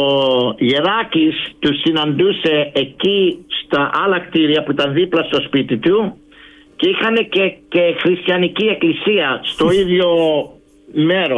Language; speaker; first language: Greek; early bilingual, heritage; Greek